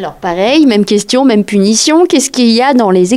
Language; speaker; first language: French; native; French